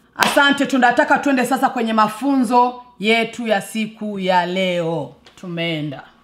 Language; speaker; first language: Swahili; non-native, local second language; Rundi